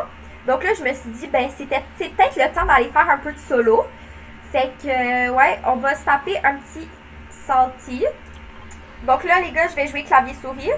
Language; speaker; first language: French; native; French